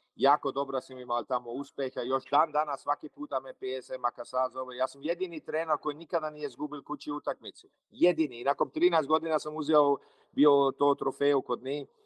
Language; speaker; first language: Croatian; early bilingual, heritage; Croatian